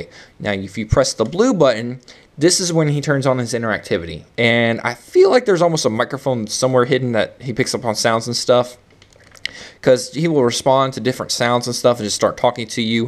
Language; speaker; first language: English; native; English